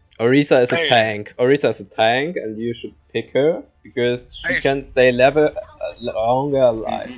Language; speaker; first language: English; non-native, learner; German